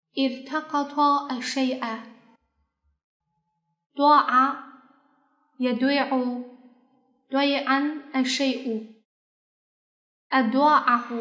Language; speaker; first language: Arabic; non-native, fluent; Chinese